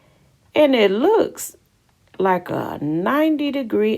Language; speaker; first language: English; native; English